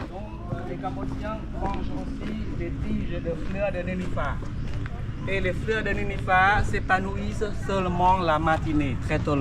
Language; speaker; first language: French; non-native, fluent; Khmer